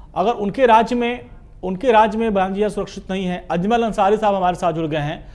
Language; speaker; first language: Hindi; native; Hindi